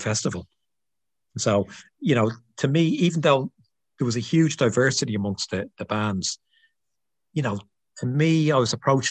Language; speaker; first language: English; native; English